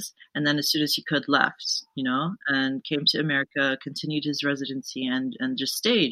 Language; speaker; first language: English; native; English